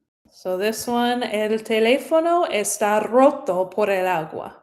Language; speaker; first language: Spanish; non-native, fluent; English